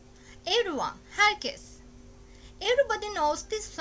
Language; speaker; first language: English; non-native, fluent; Turkish